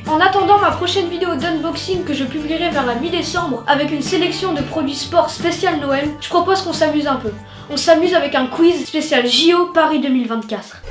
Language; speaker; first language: French; native; French